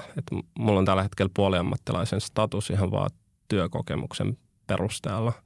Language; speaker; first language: Finnish; early bilingual, other home language; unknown